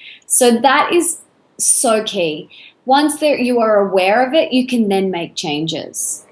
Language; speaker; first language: English; native; English